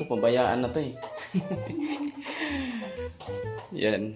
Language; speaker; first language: Filipino; native; Filipino